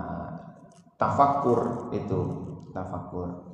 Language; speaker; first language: Indonesian; native; Indonesian